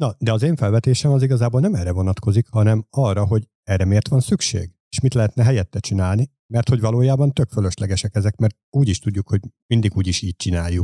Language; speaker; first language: Hungarian; native; Hungarian